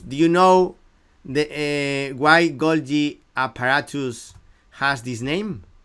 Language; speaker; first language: English; non-native, fluent; Galician